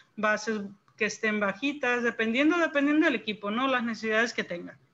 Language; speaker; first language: Spanish; native; Spanish